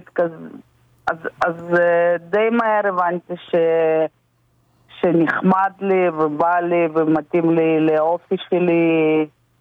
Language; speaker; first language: Hebrew; non-native, fluent; Russian